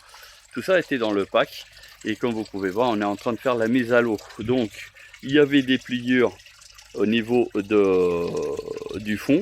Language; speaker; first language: French; native; French